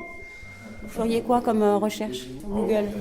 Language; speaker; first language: French; native; French